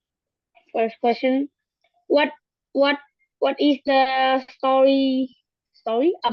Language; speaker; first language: English; non-native, learner; Thai